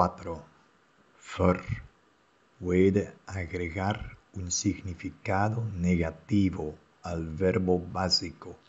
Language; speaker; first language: Spanish; non-native, fluent; Dutch